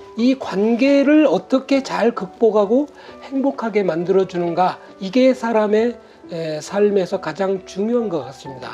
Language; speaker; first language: Korean; native; Korean